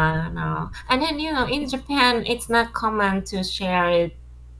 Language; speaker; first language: English; non-native, learner; Japanese